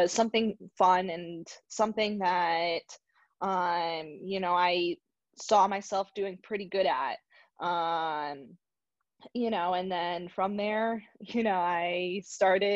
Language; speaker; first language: English; native; English